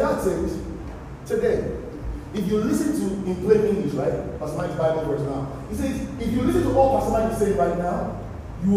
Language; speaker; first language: English; non-native, local second language; Yoruba